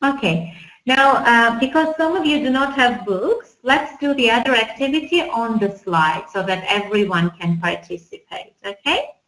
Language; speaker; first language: English; non-native, fluent; Armenian